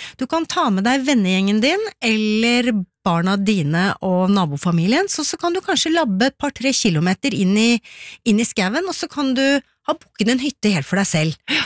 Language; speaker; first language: Norwegian; native; Norwegian